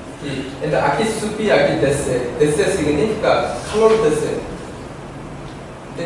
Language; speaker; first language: Portuguese; non-native, learner; Korean